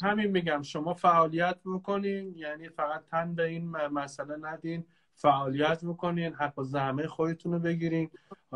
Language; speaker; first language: Persian; native; Persian